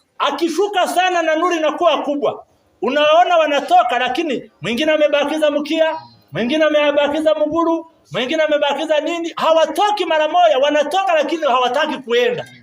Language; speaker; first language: Swahili; non-native, local second language; Kinyarwanda